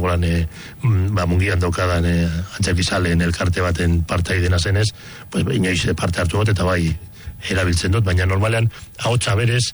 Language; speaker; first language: Basque; non-native, local second language; Spanish